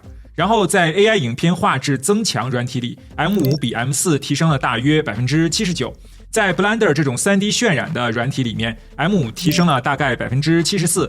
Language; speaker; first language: Chinese; native; Chinese